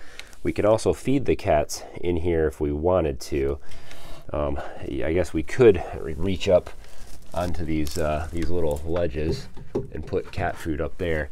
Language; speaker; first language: English; native; English